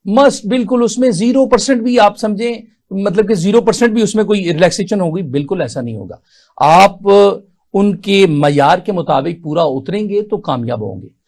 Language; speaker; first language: Urdu; non-native, local second language; Punjabi